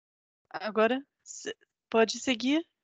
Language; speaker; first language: Portuguese; non-native, fluent; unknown